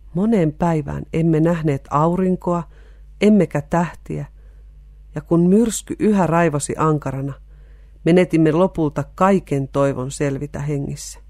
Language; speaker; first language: Finnish; native; Finnish